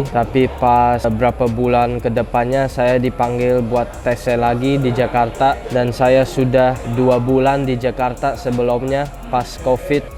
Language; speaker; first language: Indonesian; early bilingual, heritage; English